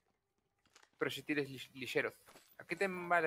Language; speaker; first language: Portuguese; non-native, learner; Spanish